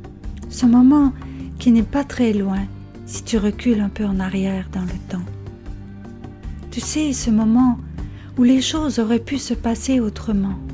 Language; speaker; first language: French; native; French